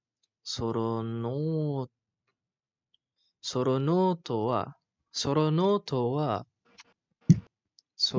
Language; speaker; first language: Japanese; non-native, learner; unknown